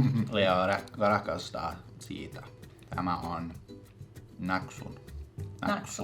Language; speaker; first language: Finnish; non-native, learner; English